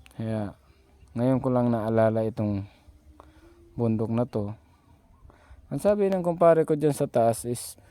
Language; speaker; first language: Filipino; non-native, local second language; Bikol